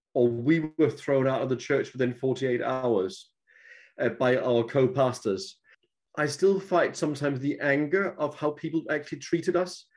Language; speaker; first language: English; non-native, fluent; Danish